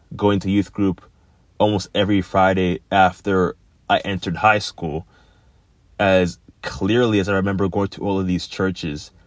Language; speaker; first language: English; native; English